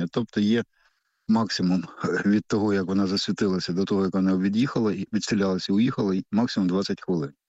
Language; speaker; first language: Ukrainian; native; Ukrainian